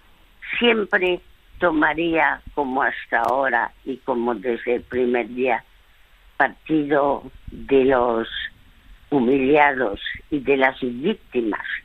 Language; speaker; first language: Spanish; early bilingual, other home language; French